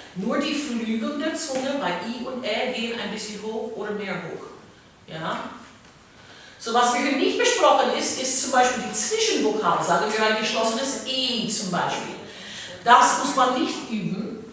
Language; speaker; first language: German; non-native, fluent; English